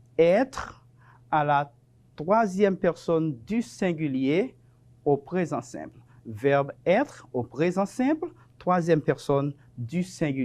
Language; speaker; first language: French; non-native, fluent; Spanish